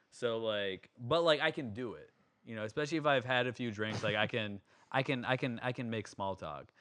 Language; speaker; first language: English; native; English